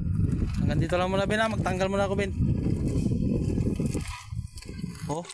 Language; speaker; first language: Filipino; non-native, local second language; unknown